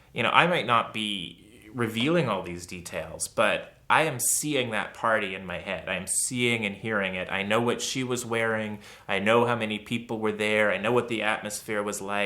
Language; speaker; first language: English; native; English